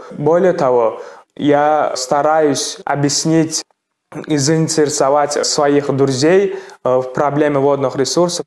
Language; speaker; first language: Russian; non-native, local second language; Turkmen